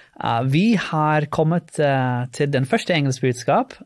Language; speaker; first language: Norwegian; non-native, fluent; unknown